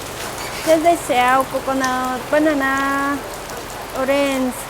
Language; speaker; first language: English; non-native, learner; Vietnamese